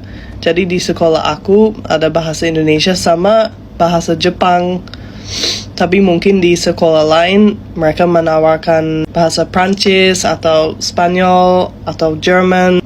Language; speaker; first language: Indonesian; non-native, fluent; English